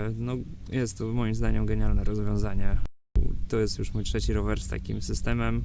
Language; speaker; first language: Polish; native; Polish